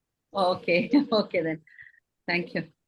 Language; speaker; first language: English; non-native, local second language; Malayalam